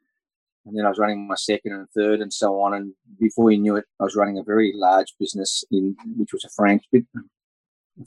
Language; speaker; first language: English; native; English